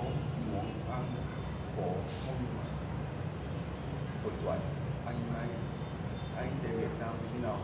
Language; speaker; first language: Vietnamese; non-native, learner; Japanese